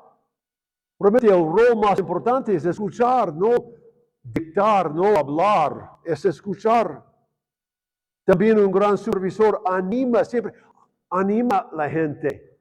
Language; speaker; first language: Spanish; non-native, fluent; English